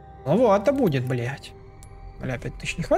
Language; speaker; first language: Russian; native; Russian